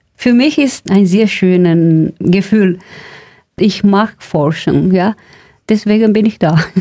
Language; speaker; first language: German; non-native, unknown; Romanian